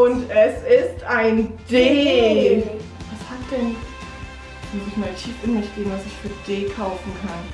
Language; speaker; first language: German; native; German